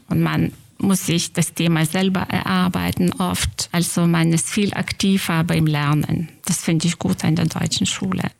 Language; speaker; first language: German; non-native, fluent; Lithuanian